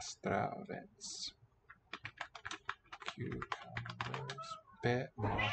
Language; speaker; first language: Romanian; non-native, learner; English